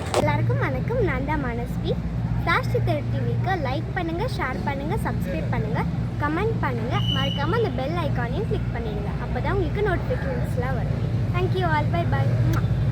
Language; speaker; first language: Tamil; native; Tamil